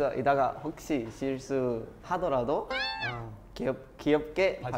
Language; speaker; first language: Korean; non-native, learner; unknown